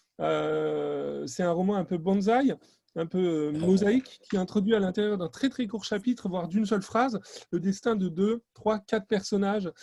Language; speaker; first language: French; native; French